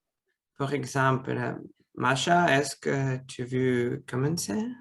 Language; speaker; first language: French; non-native, fluent; Russian